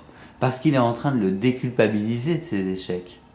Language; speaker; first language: French; native; French